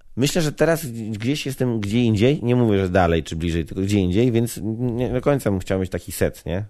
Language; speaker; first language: Polish; native; Polish